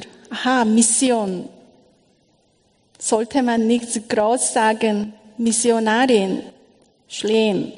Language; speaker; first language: German; non-native, learner; Korean